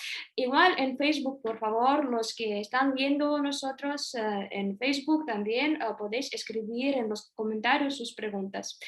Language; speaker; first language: Spanish; non-native, fluent; Russian